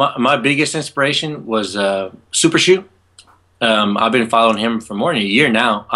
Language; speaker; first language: English; native; English